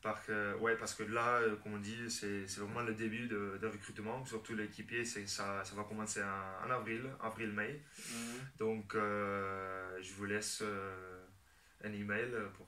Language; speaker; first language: French; non-native, fluent; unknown